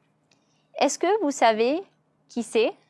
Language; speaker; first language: French; non-native, fluent; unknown